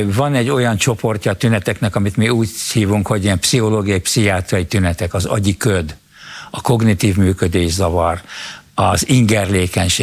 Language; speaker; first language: Hungarian; native; Hungarian